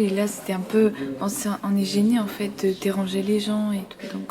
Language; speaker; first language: French; early bilingual, other home language; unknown